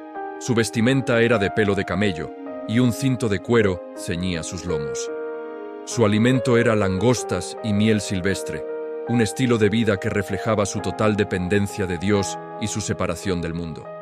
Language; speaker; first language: Spanish; native; Spanish